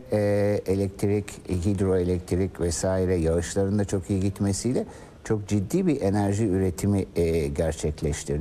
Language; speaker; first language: Turkish; native; Turkish